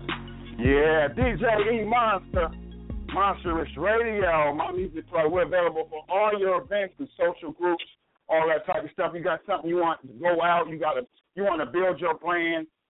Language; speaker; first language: English; native; English